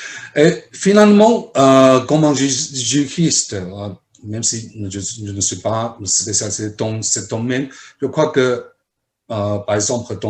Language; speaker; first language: French; non-native, fluent; Chinese